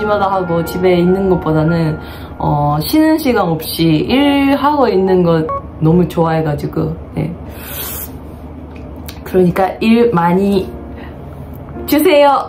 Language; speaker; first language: Korean; non-native, fluent; Japanese